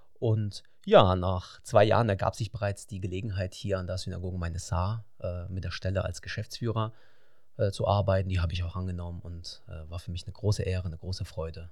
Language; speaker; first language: German; non-native, fluent; Russian